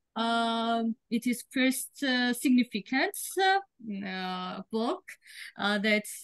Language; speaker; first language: English; non-native, learner; Georgian